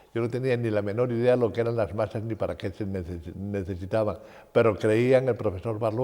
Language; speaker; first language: Spanish; native; Spanish